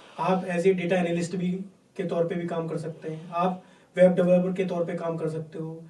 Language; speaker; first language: Hindi; native; Hindi